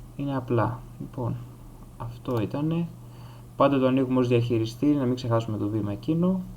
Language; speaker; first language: Greek; native; Greek